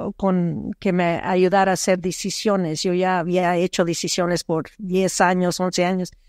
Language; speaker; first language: Spanish; early bilingual, heritage; Spanish